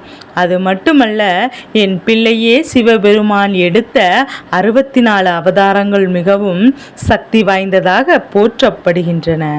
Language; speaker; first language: Tamil; native; Tamil